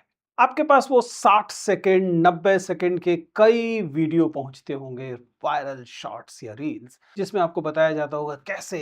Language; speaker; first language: Hindi; native; Hindi